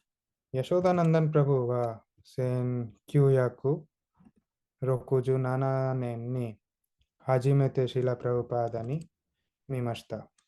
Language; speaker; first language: Japanese; non-native, fluent; Hindi